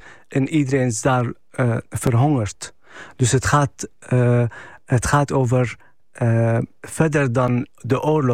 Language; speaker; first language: Dutch; non-native, fluent; Arabic